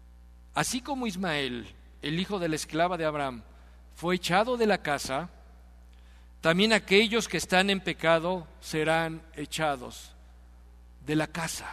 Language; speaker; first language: Spanish; native; Spanish